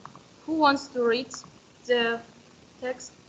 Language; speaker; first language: English; non-native, learner; Kazakh